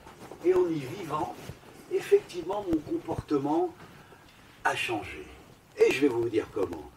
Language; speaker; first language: French; native; French